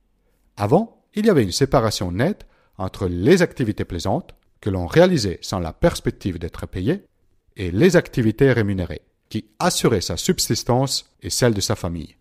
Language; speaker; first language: French; non-native, fluent; Italian